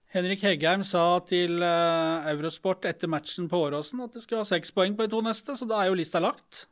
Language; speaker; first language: Norwegian; native; Norwegian